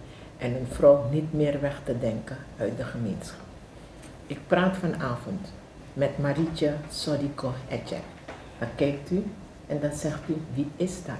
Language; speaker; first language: Dutch; non-native, local second language; Javanese